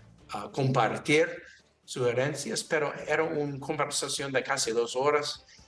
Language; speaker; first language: Spanish; non-native, learner; English